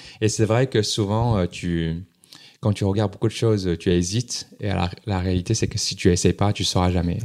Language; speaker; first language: French; non-native, fluent; Cantonese